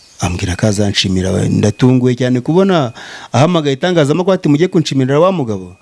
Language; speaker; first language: Kinyarwanda; early bilingual, heritage; Kinyarwanda